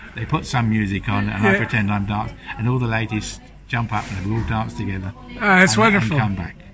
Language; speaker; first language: English; native; English